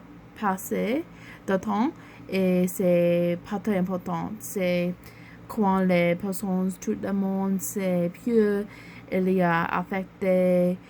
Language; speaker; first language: French; non-native, learner; English